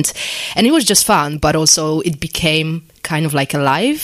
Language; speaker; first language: English; non-native, fluent; Polish